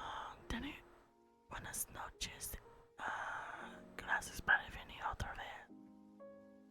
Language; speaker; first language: Spanish; early bilingual, heritage; English